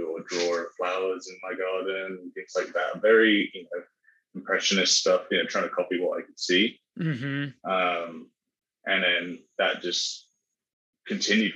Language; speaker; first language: English; native; English